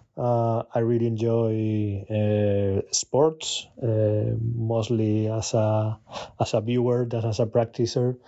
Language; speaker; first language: English; non-native, fluent; Spanish